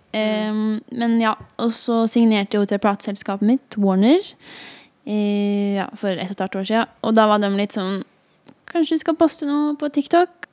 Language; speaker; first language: Norwegian; native; Norwegian